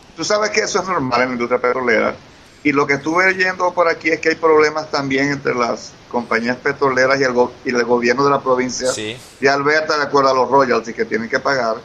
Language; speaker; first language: Spanish; native; Spanish